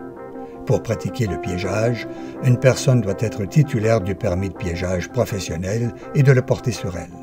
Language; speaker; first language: French; native; French